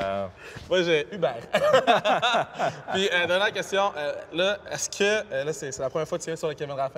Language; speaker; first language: French; native; French